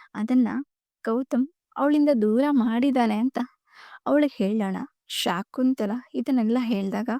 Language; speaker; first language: Kannada; native; Kannada